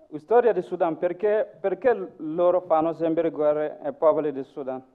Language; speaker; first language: Italian; non-native, learner; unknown